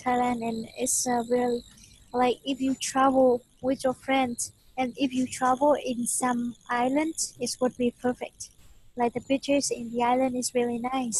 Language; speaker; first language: English; non-native, fluent; Vietnamese